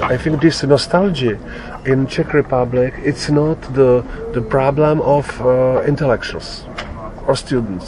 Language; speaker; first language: English; non-native, fluent; Czech